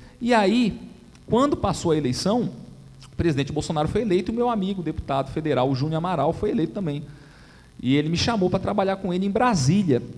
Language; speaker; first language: Portuguese; native; Portuguese